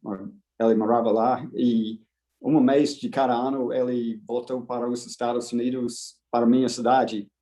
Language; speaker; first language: Portuguese; non-native, fluent; English